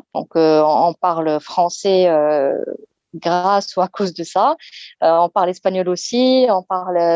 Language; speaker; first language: French; non-native, local second language; Arabic